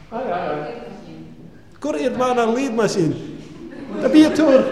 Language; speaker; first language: Latvian; non-native, learner; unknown